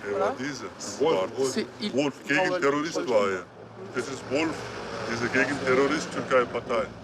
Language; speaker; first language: German; non-native, learner; Turkish